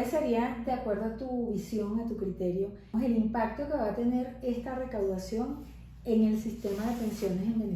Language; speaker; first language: Spanish; native; Spanish